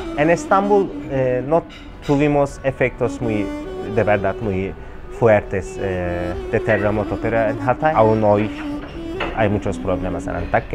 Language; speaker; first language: Spanish; non-native, fluent; Turkish